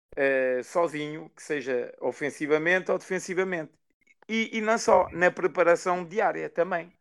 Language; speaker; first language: Portuguese; early bilingual, heritage; Portuguese